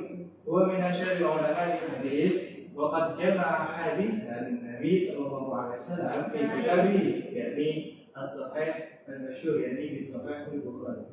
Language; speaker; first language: Arabic; non-native, learner; Indonesian